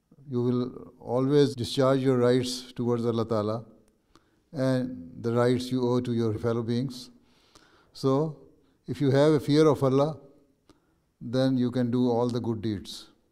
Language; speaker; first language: English; non-native, local second language; Urdu